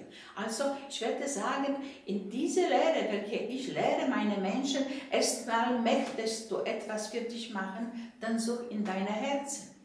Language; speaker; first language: German; non-native, fluent; Polish